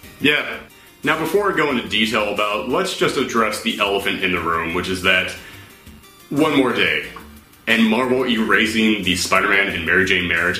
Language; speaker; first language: English; native; English